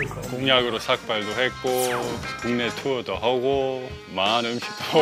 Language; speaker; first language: Korean; non-native, fluent; English